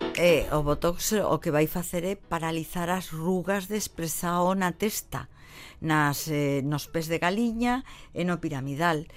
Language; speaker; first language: Galician; native; Galician